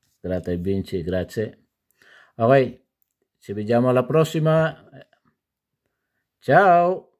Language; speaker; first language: Italian; non-native, learner; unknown